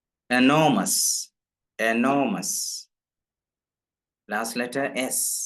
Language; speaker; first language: English; non-native, local second language; Malayalam